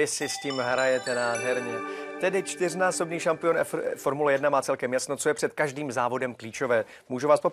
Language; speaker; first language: Czech; native; Czech